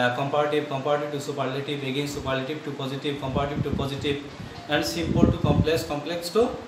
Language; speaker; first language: English; non-native, local second language; Bangla